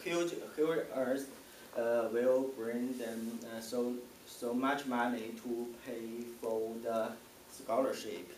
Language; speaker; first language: English; non-native, learner; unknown